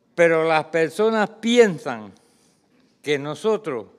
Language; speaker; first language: Spanish; native; Spanish